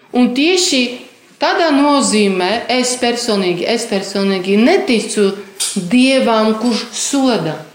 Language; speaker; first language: Latvian; non-native, fluent; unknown